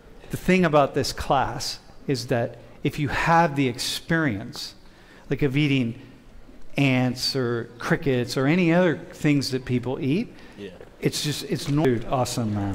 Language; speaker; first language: English; native; English